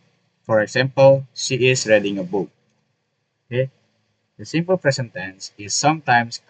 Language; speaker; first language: English; non-native, learner; Indonesian